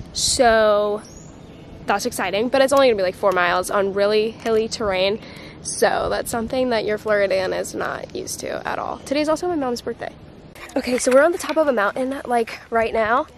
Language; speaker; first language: English; native; English